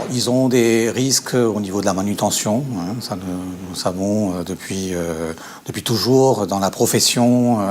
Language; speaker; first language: French; native; French